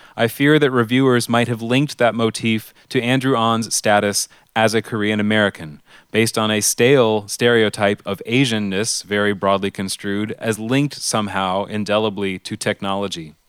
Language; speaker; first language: English; native; English